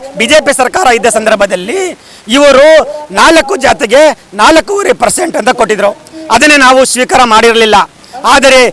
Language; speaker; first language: Kannada; non-native, local second language; Lambadi